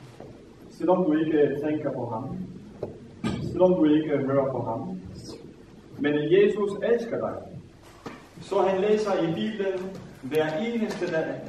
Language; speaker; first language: Danish; non-native, fluent; Vietnamese